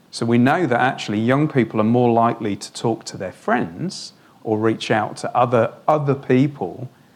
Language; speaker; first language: English; native; English